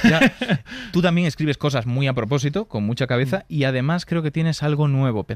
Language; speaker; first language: Spanish; native; Spanish